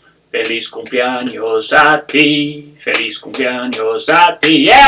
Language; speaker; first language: Spanish; non-native, fluent; English